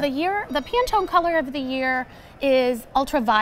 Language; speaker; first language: English; native; English